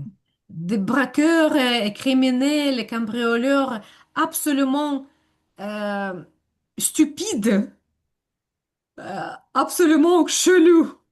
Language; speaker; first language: French; non-native, fluent; Ukrainian